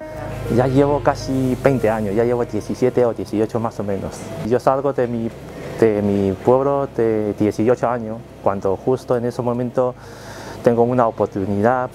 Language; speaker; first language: Spanish; non-native, learner; Chinese